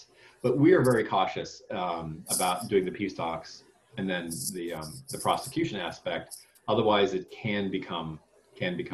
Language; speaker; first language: English; native; English